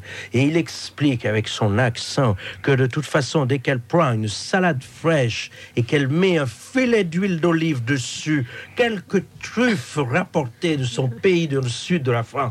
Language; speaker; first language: French; native; French